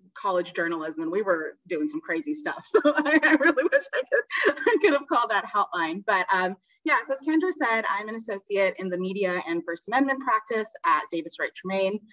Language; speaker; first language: English; native; English